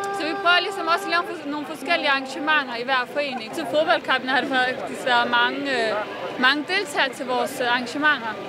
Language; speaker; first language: Danish; early bilingual, other home language; Bosnian